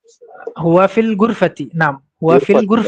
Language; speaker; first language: Arabic; non-native, fluent; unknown